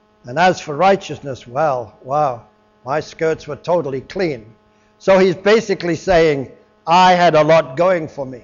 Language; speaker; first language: English; native; English